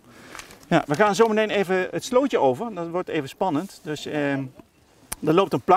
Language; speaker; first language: Dutch; native; Dutch